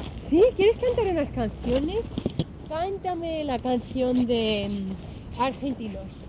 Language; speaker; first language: Spanish; native; Spanish